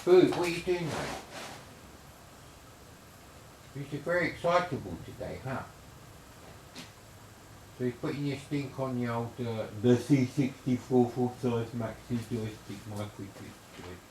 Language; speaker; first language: English; native; English